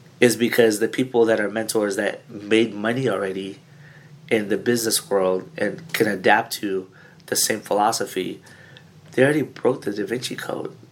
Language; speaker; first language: English; early bilingual, other home language; Filipino